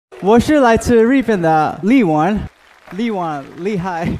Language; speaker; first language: Chinese; non-native, learner; Japanese